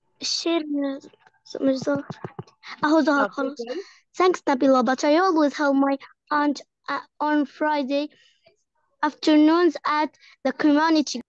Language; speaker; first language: English; non-native, learner; Arabic